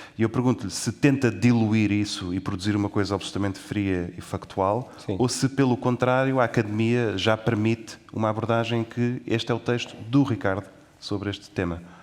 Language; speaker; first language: Portuguese; native; Portuguese